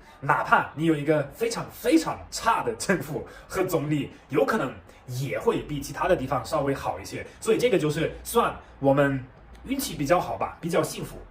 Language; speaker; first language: Chinese; non-native, fluent; German